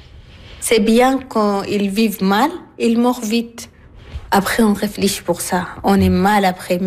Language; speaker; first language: French; non-native, learner; Arabic